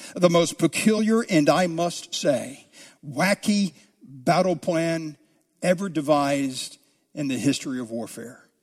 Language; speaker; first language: English; native; English